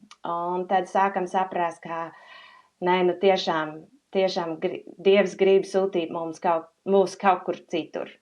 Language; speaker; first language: Latvian; non-native, fluent; English